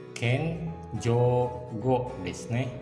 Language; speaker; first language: Japanese; non-native, fluent; Indonesian